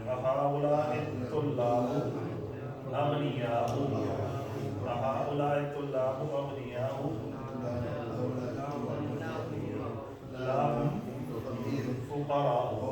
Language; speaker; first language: Arabic; non-native, fluent; Urdu